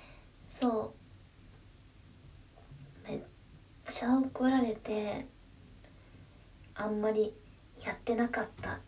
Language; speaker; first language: Japanese; native; Japanese